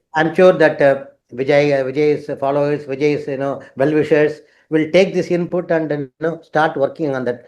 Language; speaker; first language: English; non-native, local second language; Tamil